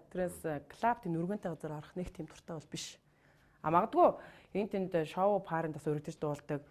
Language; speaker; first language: Mongolian; non-native, local second language; Kazakh